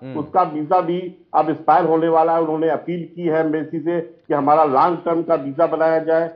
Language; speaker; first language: Hindi; native; Hindi